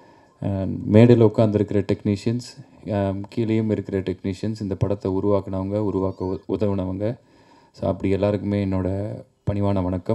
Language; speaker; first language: Tamil; native; Tamil